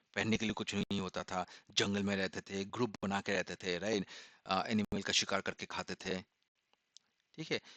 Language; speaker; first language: Hindi; non-native, local second language; Assamese